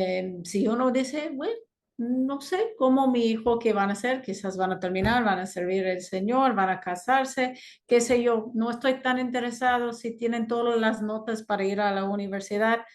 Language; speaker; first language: Spanish; non-native, fluent; English